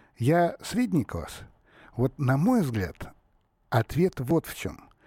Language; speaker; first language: Russian; native; Russian